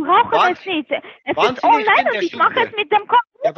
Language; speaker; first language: German; non-native, learner; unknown